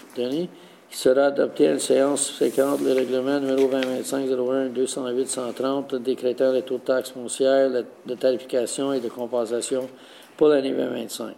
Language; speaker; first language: French; native; French